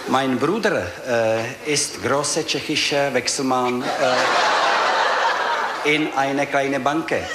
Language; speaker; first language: German; non-native, learner; Czech